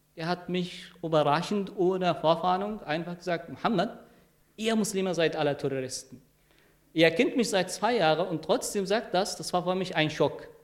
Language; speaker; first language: German; non-native, fluent; Arabic